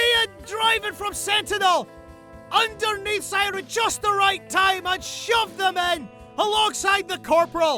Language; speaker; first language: English; native; English